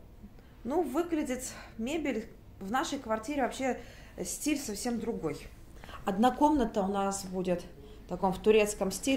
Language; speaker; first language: Russian; native; Russian